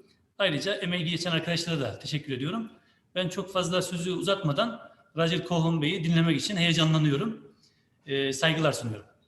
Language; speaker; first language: Turkish; native; Turkish